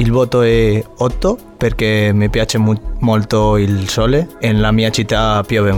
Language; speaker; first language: Italian; non-native, learner; Spanish